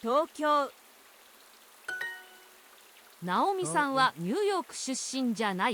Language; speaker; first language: Japanese; non-native, learner; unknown